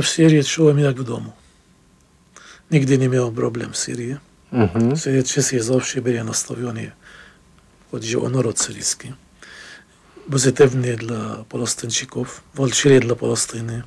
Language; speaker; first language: Polish; non-native, fluent; Arabic